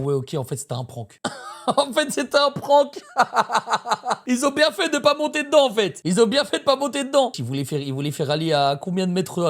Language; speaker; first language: French; native; French